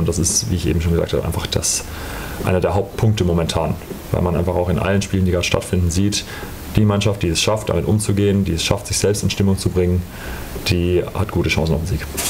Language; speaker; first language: German; native; German